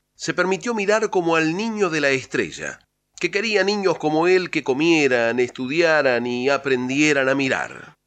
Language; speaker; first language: Spanish; native; Spanish